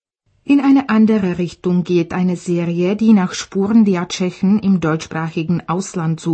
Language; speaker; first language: German; native; German